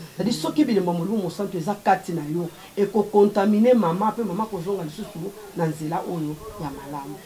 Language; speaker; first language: Lingala; native; Lingala